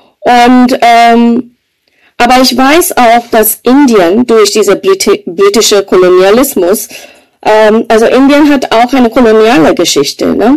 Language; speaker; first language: German; non-native, fluent; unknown